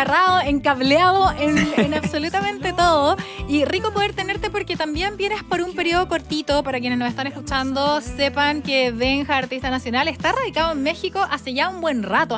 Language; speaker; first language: Spanish; native; Spanish